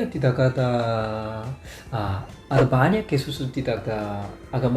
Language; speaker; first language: Indonesian; non-native, learner; Korean